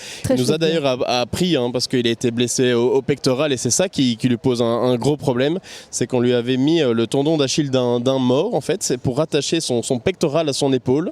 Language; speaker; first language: French; native; French